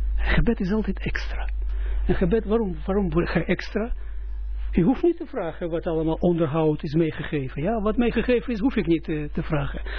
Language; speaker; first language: Dutch; non-native, fluent; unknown